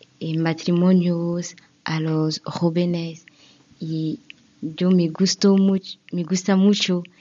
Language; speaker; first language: Spanish; non-native, learner; French